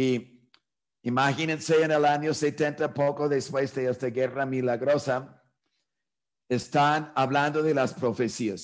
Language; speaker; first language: Spanish; non-native, fluent; English